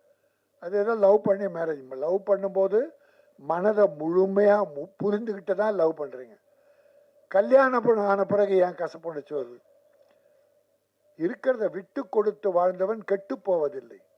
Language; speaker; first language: Tamil; native; Tamil